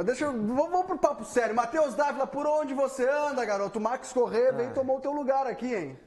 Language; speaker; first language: Portuguese; native; Portuguese